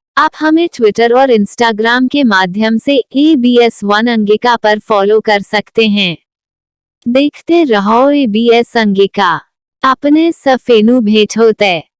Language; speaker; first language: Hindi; non-native, local second language; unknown